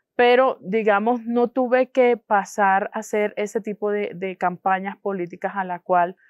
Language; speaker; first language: Spanish; non-native, local second language; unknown